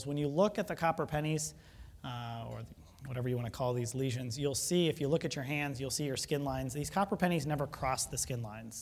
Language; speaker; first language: English; native; English